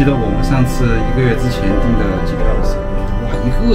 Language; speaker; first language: Chinese; native; Chinese